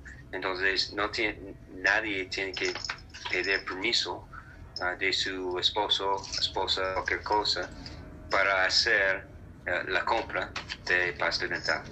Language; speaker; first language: Spanish; non-native, fluent; English